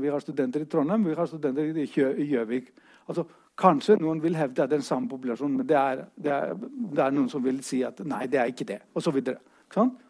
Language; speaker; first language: Norwegian; non-native, fluent; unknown